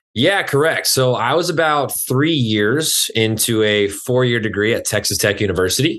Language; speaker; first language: English; native; English